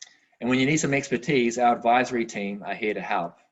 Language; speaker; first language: English; native; English